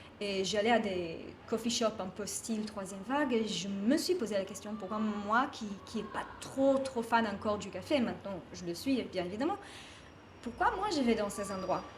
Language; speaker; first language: French; non-native, fluent; Hebrew